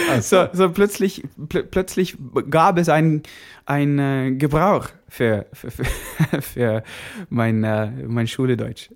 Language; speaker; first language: German; non-native, learner; Norwegian